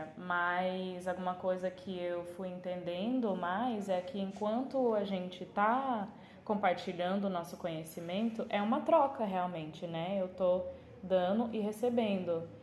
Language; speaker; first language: Portuguese; early bilingual, heritage; Portuguese